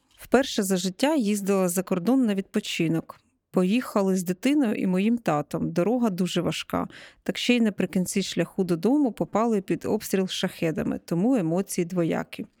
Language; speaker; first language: Ukrainian; native; Ukrainian